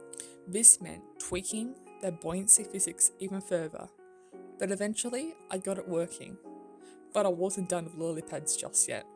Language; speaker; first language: English; native; English